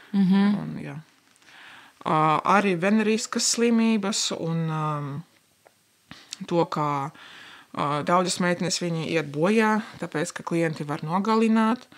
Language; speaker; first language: Latvian; non-native, local second language; Russian